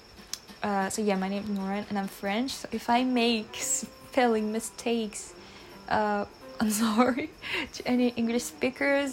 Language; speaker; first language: English; non-native, fluent; French